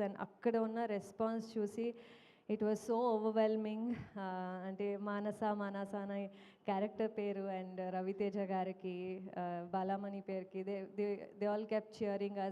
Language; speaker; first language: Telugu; non-native, fluent; Kannada